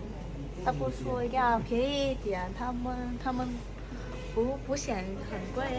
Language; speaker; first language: Chinese; non-native, learner; Vietnamese